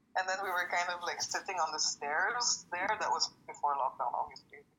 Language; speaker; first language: English; non-native, fluent; French